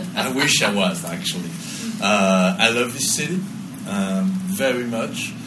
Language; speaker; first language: English; non-native, fluent; French